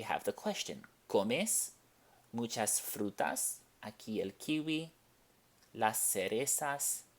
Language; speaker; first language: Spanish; non-native, fluent; English